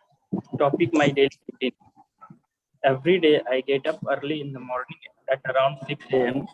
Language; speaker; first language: English; non-native, learner; Hindi